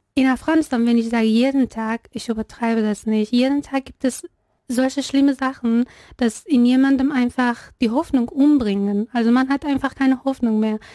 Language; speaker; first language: German; non-native, fluent; Persian